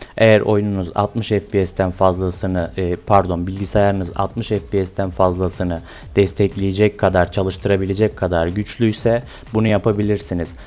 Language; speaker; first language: Turkish; native; Turkish